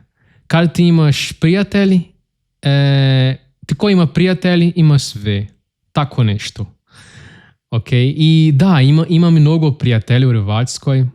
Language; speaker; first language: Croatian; non-native, learner; Portuguese